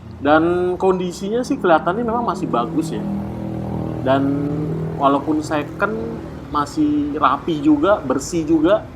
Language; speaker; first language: Indonesian; native; Indonesian